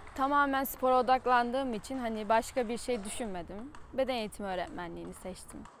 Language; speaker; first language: Turkish; native; Turkish